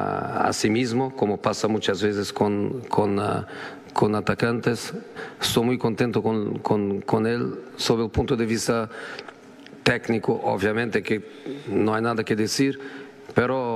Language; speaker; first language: Spanish; non-native, fluent; Portuguese